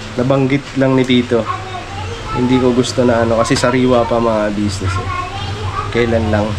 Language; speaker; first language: Filipino; non-native, local second language; Waray